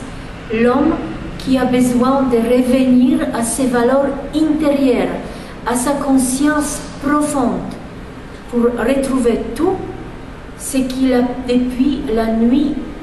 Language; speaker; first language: French; non-native, fluent; Polish